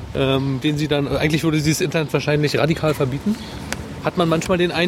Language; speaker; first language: German; native; German